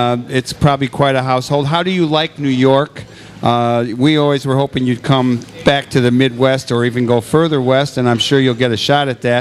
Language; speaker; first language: English; native; English